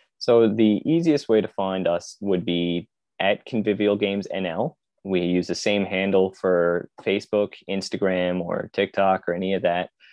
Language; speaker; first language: English; native; English